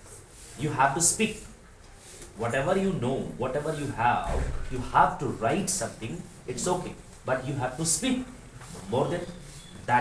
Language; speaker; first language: English; non-native, fluent; Hindi